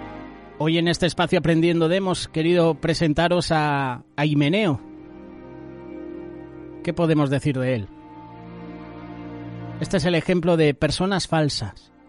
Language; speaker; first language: Spanish; native; Spanish